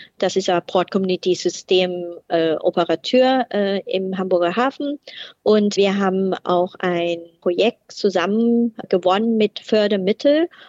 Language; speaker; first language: German; non-native, fluent; Thai